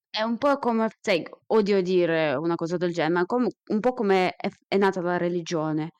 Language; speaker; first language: Italian; non-native, fluent; Russian